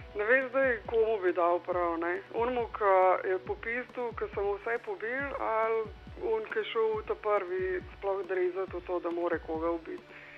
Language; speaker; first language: Slovenian; early bilingual, other home language; Serbian